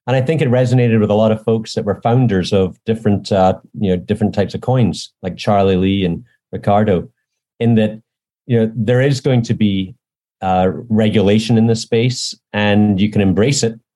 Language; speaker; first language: English; native; English